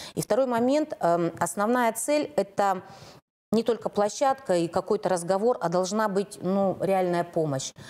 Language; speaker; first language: Russian; native; Russian